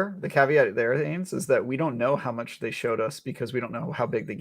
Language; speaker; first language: English; native; English